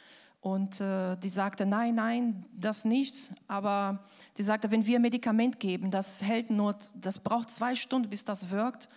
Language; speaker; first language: German; non-native, fluent; Portuguese